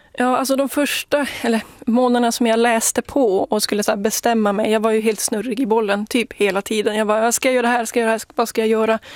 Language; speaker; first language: Swedish; native; Swedish